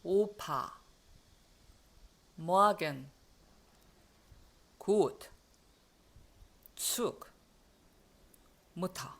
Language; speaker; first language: German; non-native, fluent; Korean